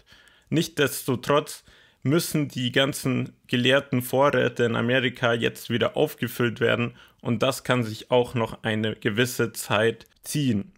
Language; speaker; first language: German; native; German